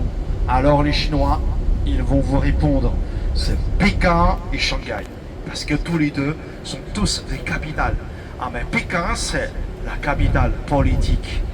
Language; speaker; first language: French; non-native, fluent; Chinese